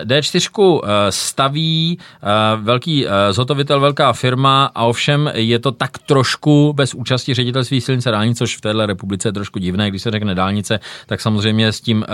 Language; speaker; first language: Czech; native; Czech